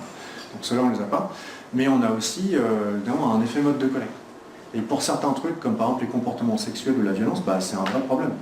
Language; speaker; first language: French; native; French